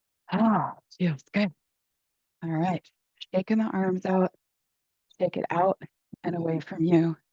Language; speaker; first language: English; native; English